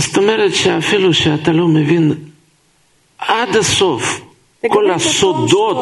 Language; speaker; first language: Hebrew; non-native, fluent; Russian